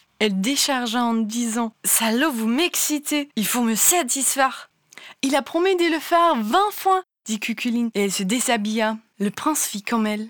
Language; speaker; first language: French; non-native, fluent; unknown